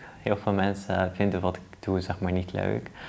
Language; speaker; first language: Dutch; early bilingual, other home language; Arabic